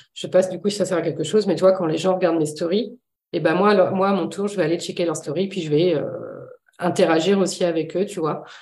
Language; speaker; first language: French; native; French